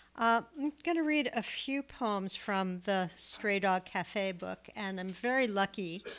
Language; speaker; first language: English; native; English